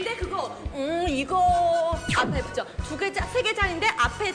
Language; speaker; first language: Korean; non-native, fluent; Chinese